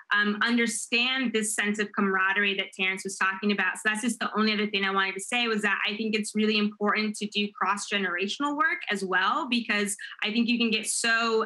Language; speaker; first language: English; native; English